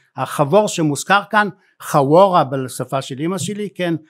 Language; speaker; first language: Hebrew; native; Hebrew